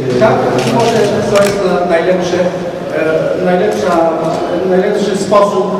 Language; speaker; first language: Polish; non-native, learner; Hebrew